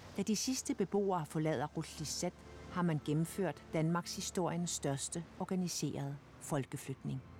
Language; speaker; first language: Danish; native; Danish